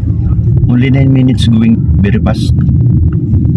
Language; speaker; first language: English; non-native, learner; Filipino